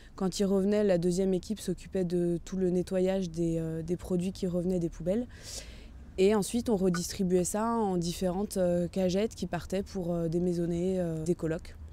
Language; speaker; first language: French; native; French